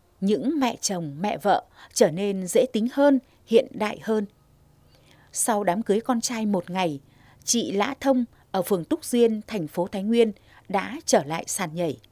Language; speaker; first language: Vietnamese; native; Vietnamese